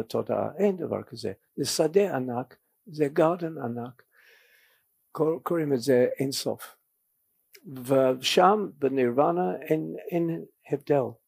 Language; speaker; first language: Hebrew; non-native, fluent; English